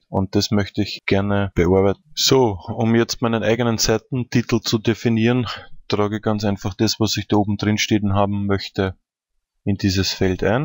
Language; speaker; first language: German; native; German